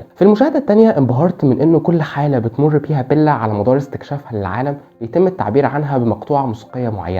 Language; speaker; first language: Arabic; native; Arabic